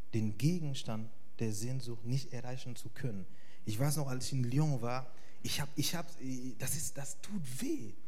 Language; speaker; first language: German; non-native, fluent; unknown